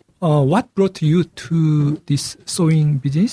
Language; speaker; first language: English; non-native, learner; Korean